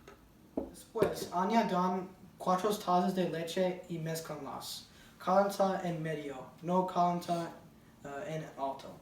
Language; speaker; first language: Spanish; non-native, learner; English